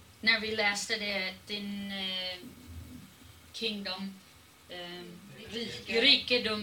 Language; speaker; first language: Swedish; non-native, fluent; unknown